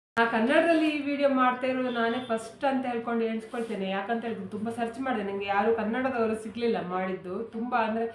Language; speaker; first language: Kannada; non-native, local second language; Konkani